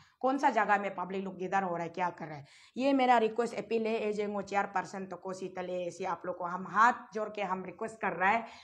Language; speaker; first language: Hindi; non-native, local second language; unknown